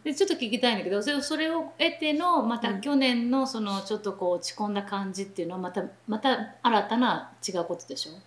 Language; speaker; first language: Japanese; native; Japanese